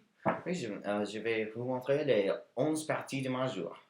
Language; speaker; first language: French; non-native, learner; English